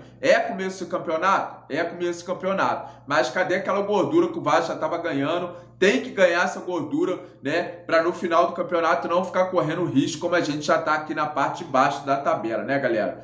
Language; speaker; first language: Portuguese; native; Portuguese